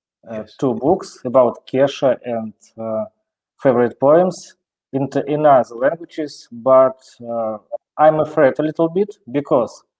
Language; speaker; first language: English; non-native, learner; Russian